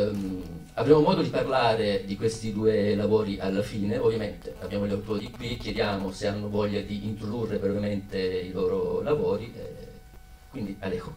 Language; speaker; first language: Italian; native; Italian